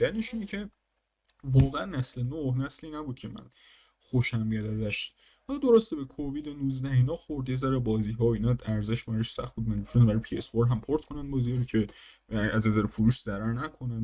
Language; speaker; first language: Persian; native; Persian